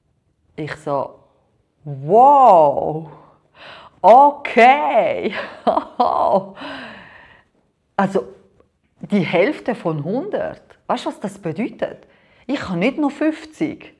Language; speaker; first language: German; non-native, fluent; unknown